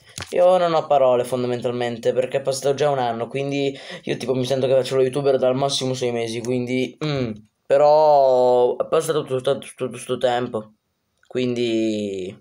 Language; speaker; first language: Italian; native; Italian